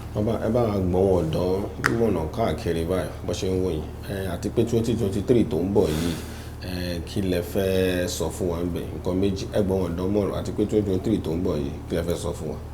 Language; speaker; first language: Yoruba; native; Yoruba